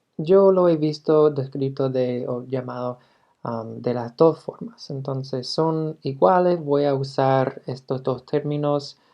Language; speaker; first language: Spanish; non-native, fluent; English